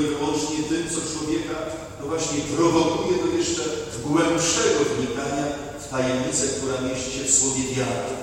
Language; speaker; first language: Polish; native; Polish